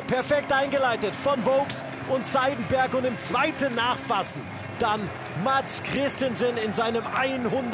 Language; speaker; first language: German; native; German